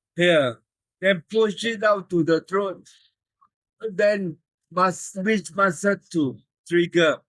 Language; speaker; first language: English; non-native, local second language; Malay